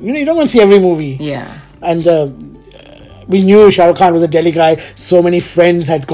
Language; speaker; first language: English; native; English